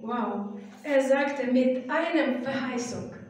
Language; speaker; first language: German; non-native, fluent; Russian